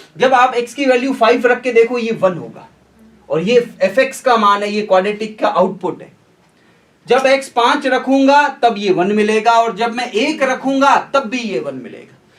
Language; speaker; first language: Hindi; native; Hindi